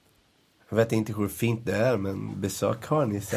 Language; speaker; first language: Swedish; non-native, fluent; Portuguese